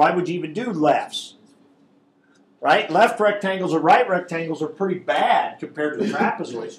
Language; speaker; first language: English; native; English